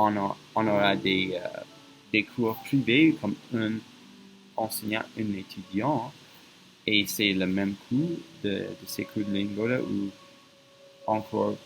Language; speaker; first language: French; non-native, fluent; English